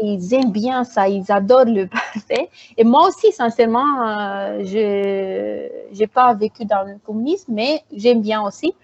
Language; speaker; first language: French; non-native, fluent; Romanian